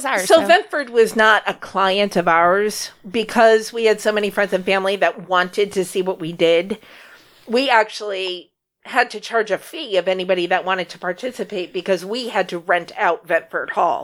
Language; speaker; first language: English; native; English